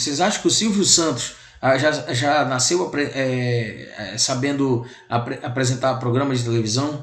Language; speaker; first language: Portuguese; native; Portuguese